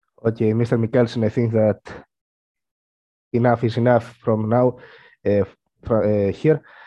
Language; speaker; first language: English; non-native, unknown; Greek